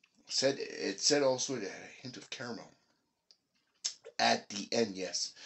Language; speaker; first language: English; early bilingual, other home language; French